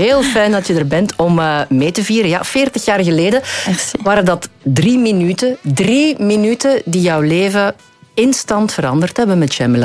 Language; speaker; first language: Dutch; native; Dutch